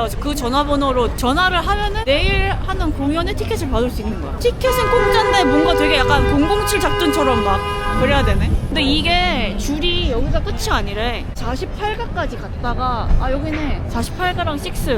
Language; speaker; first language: Korean; early bilingual, heritage; Korean